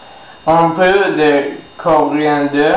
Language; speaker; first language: French; non-native, learner; English